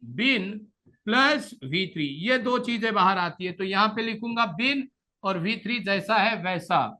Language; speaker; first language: Hindi; non-native, local second language; Marathi